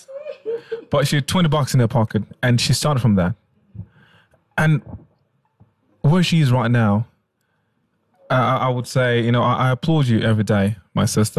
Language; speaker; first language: English; native; English